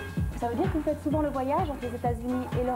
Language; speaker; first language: French; native; French